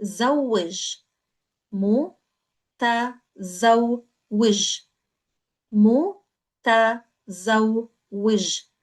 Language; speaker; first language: Arabic; non-native, fluent; English